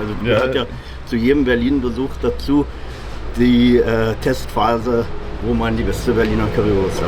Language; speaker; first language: German; native; German